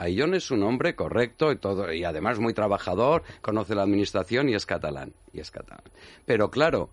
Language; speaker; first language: Spanish; native; Spanish